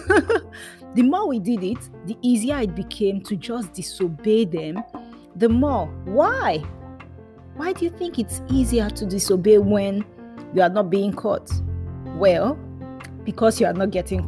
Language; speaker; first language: English; non-native, local second language; Yoruba